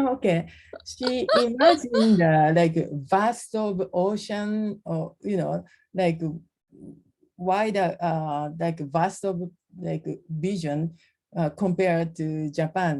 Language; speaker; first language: English; non-native, learner; Japanese